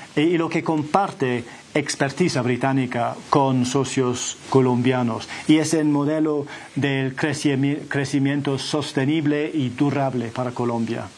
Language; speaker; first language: Spanish; non-native, fluent; English